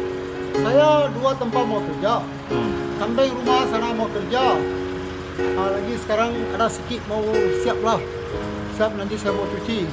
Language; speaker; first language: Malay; non-native, local second language; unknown